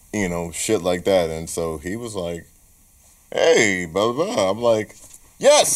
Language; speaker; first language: English; native; English